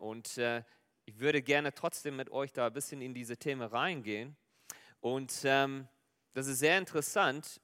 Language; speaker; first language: German; non-native, fluent; Afrikaans